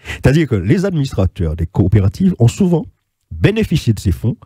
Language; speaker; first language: French; native; French